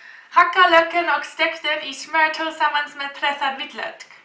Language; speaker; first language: Swedish; non-native, learner; German